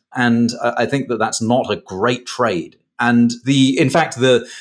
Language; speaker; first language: English; native; English